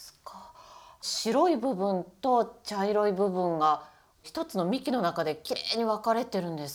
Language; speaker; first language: Japanese; native; Japanese